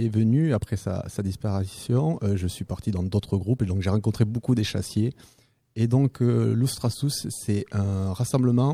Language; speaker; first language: French; native; French